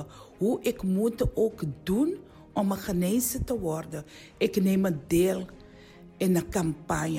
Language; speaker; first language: Dutch; non-native, learner; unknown